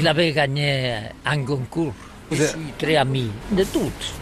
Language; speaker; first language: French; non-native, learner; Catalan